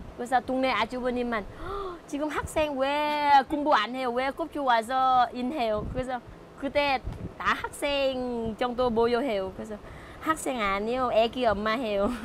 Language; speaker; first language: Korean; non-native, learner; Vietnamese